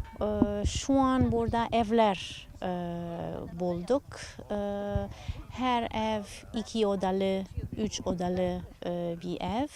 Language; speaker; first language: Turkish; non-native, learner; Italian